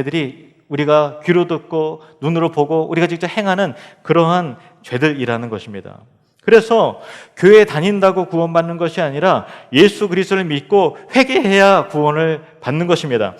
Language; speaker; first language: Korean; native; Korean